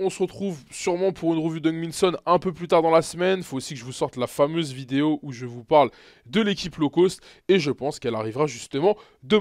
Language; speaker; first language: French; native; French